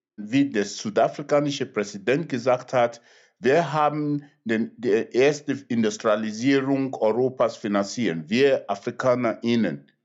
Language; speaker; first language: German; non-native, fluent; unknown